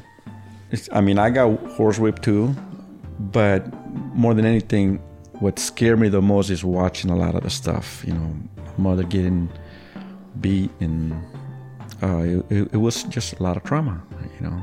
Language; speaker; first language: English; early bilingual, other home language; Spanish